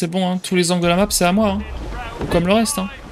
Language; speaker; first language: French; native; French